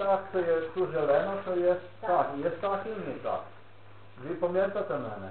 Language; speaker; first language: Polish; non-native, learner; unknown